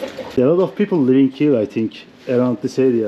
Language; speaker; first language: English; non-native, learner; Turkish